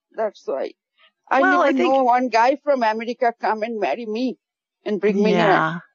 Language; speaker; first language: English; non-native, local second language; Bangla